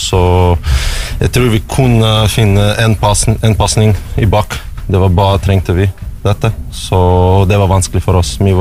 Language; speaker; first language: Norwegian; non-native, learner; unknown